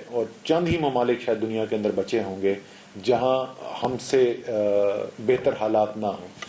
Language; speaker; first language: Urdu; native; Urdu